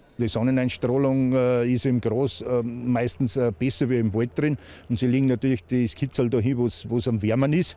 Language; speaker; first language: German; native; German